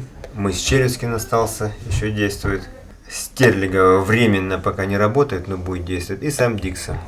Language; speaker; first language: Russian; native; Russian